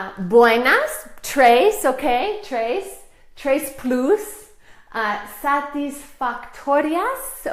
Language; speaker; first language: Spanish; non-native, fluent; English